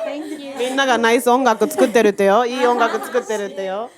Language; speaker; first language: Japanese; native; Japanese